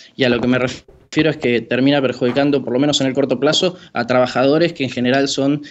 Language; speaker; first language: Spanish; native; Spanish